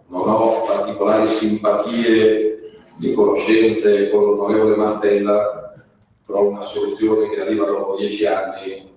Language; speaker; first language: Italian; native; Italian